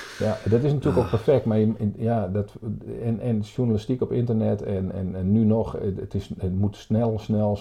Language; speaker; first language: Dutch; native; Dutch